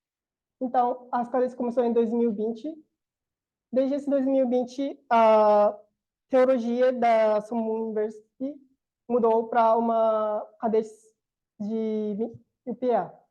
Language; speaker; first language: Portuguese; non-native, learner; Korean